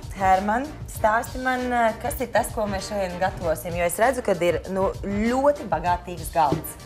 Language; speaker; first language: Latvian; native; Latvian